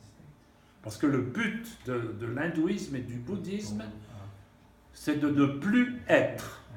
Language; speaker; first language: French; native; French